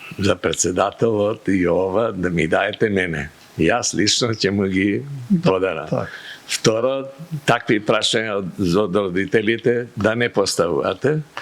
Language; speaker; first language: Macedonian; native; Macedonian